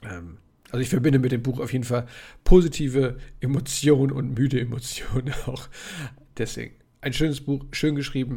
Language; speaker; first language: German; native; German